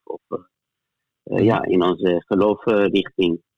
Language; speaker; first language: Dutch; non-native, fluent; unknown